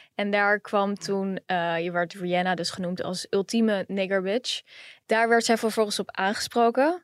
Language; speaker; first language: Dutch; native; Dutch